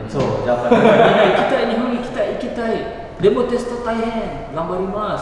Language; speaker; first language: Japanese; non-native, learner; Indonesian